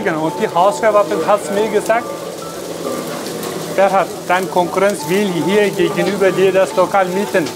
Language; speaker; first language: German; non-native, fluent; Turkish